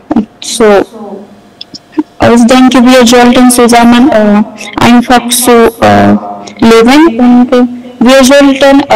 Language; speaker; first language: German; non-native, learner; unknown